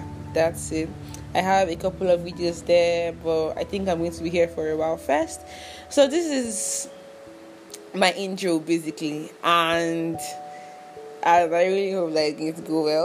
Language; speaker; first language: English; non-native, local second language; Igbo